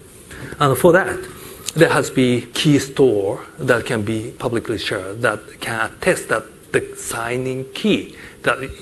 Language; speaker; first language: English; non-native, fluent; Japanese